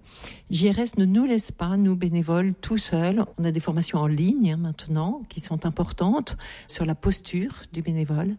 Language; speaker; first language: French; native; French